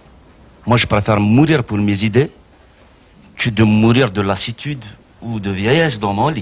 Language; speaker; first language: French; non-native, local second language; Kabyle